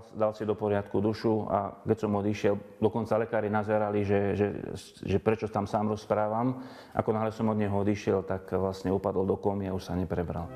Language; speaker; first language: Slovak; native; Slovak